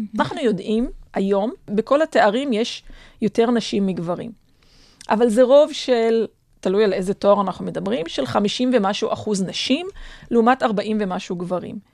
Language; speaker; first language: Hebrew; native; Hebrew